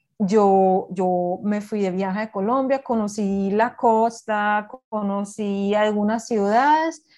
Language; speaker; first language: Spanish; non-native, fluent; German